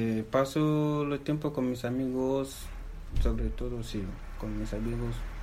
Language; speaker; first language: Spanish; non-native, fluent; Fula